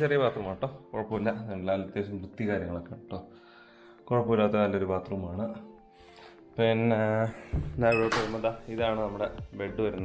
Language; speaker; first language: Malayalam; native; Malayalam